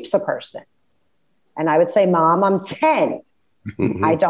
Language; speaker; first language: English; native; English